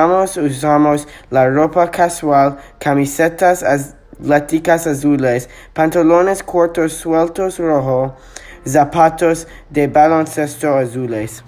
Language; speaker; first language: Spanish; non-native, learner; English